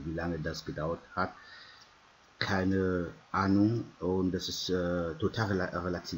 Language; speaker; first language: German; non-native, fluent; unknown